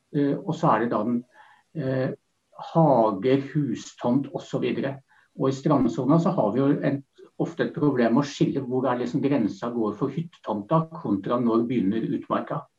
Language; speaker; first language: Norwegian; native; Norwegian